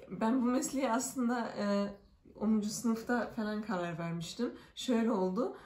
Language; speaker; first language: Turkish; early bilingual, heritage; Turkish